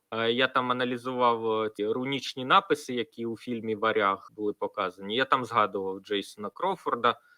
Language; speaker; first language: Ukrainian; native; Ukrainian